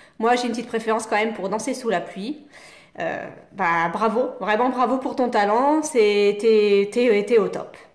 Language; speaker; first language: French; native; French